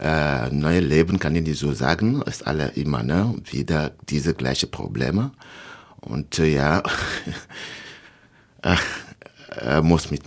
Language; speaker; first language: German; non-native, learner; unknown